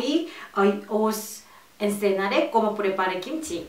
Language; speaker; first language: Spanish; non-native, learner; Korean